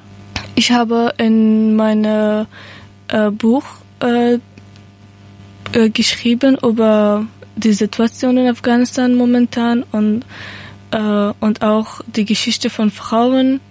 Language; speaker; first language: German; non-native, learner; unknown